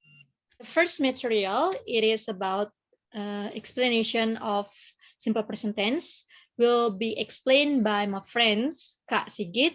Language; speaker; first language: English; non-native, learner; Indonesian